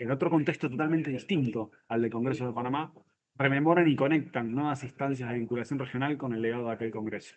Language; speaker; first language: Spanish; native; Spanish